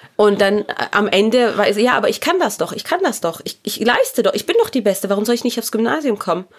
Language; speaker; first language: German; early bilingual, other home language; Arabic